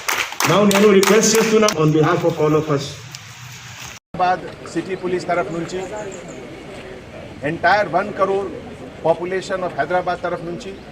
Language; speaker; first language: Telugu; non-native, fluent; Hindi